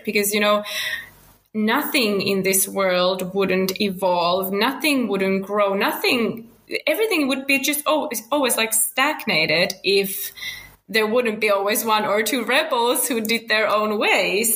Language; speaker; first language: English; non-native, fluent; Finnish